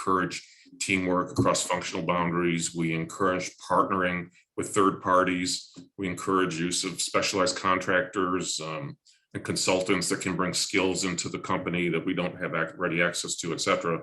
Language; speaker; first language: English; native; English